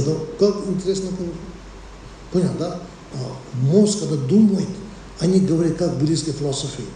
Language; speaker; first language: Russian; non-native, learner; Tibetan